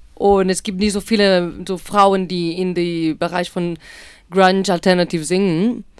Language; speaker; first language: German; non-native, learner; Spanish